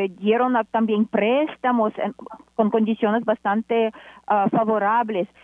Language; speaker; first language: Spanish; non-native, fluent; Ukrainian